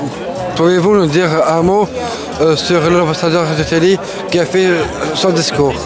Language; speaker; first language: French; native; French